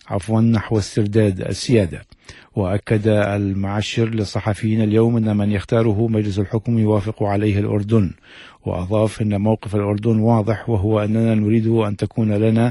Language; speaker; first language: Arabic; native; Arabic